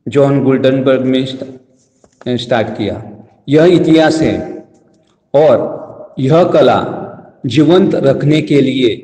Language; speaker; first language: Hindi; non-native, local second language; Konkani